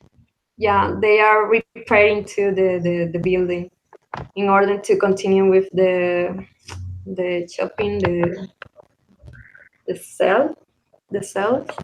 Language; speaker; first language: English; non-native, learner; Spanish